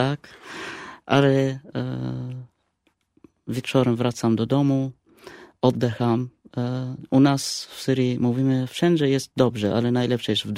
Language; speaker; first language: Polish; non-native, fluent; Arabic